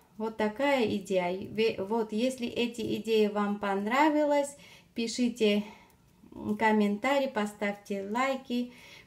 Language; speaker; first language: Russian; non-native, fluent; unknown